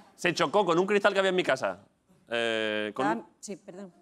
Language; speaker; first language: Spanish; native; Spanish